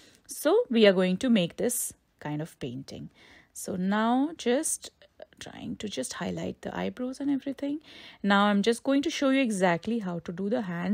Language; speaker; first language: English; non-native, local second language; Hindi